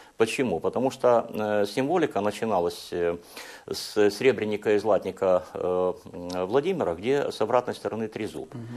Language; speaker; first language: Russian; non-native, local second language; Hungarian